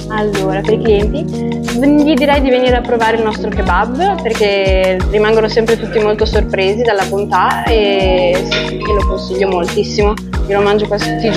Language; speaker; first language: Italian; native; Italian